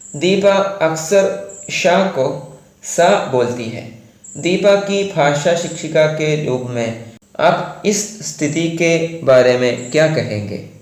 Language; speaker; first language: Hindi; non-native, local second language; Malayalam